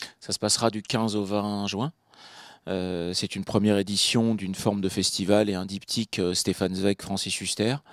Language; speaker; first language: French; native; French